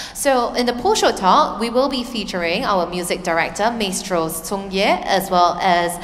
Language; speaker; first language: English; non-native, local second language; Chinese